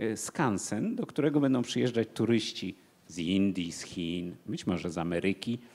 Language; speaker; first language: Polish; native; Polish